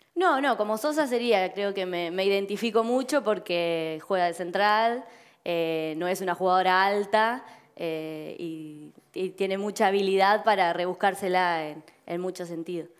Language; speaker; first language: Spanish; native; Spanish